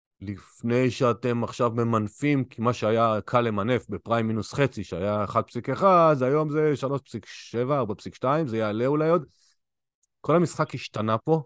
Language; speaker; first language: Hebrew; native; Hebrew